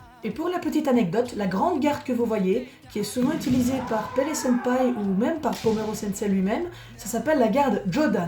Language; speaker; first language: French; native; French